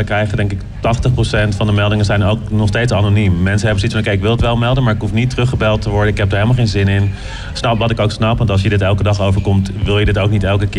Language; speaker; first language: Dutch; native; Dutch